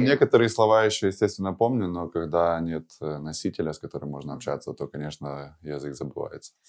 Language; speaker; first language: Russian; native; Russian